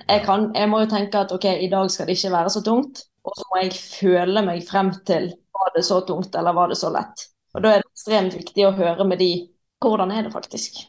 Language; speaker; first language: Norwegian; native; Norwegian